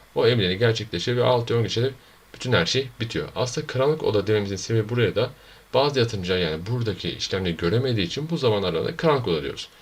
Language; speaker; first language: Turkish; native; Turkish